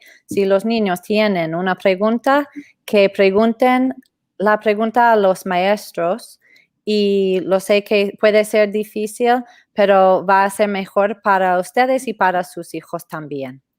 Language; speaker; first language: Spanish; non-native, fluent; English